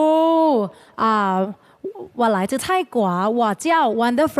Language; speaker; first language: Chinese; non-native, learner; Thai